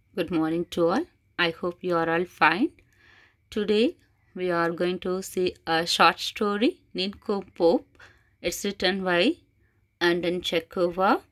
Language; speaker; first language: English; non-native, local second language; Tamil